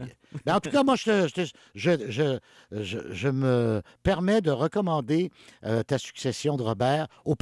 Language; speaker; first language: French; native; French